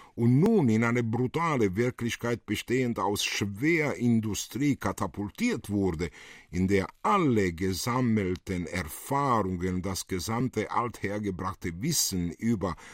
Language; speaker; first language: German; early bilingual, other home language; Italian